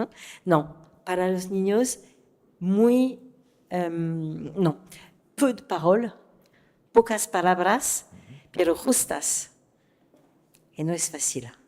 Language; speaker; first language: Spanish; non-native, fluent; French